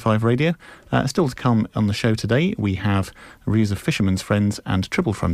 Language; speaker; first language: English; native; English